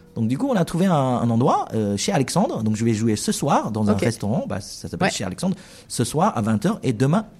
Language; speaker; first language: French; non-native, fluent; Chinese